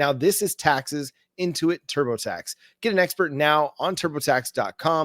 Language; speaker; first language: English; native; English